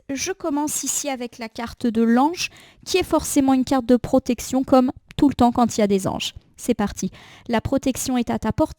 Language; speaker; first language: French; native; French